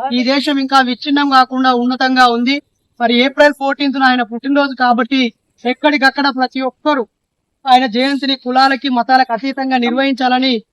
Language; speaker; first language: Telugu; native; Telugu